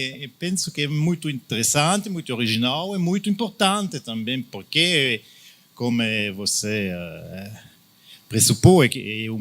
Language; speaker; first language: Portuguese; non-native, fluent; Italian